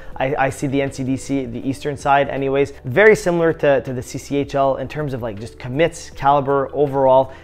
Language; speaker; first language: English; native; English